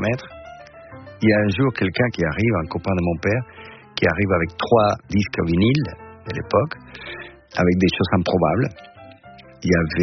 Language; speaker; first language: French; non-native, fluent; Spanish